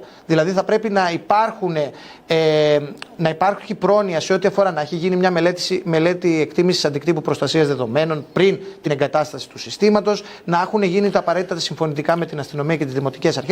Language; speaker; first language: Greek; native; Greek